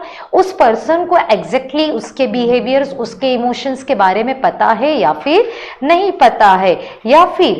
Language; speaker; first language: Hindi; native; Hindi